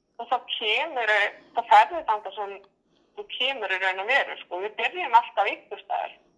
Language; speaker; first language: Icelandic; non-native, fluent; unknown